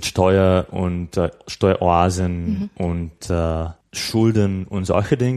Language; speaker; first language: German; non-native, fluent; Slovak